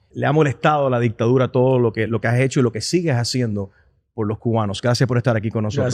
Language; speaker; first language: Spanish; early bilingual, heritage; Spanish